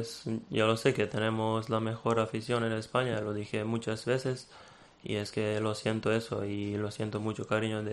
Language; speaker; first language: Spanish; non-native, fluent; Serbian